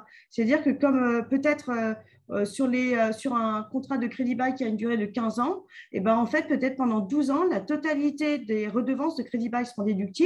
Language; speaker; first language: French; native; French